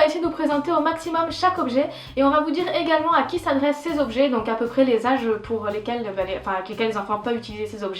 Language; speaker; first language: French; native; French